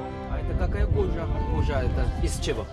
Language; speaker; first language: Russian; non-native, learner; Korean